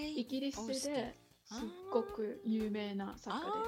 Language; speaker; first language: Japanese; non-native, learner; English